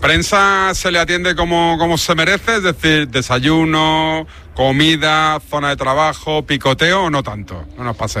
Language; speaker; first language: Spanish; native; Spanish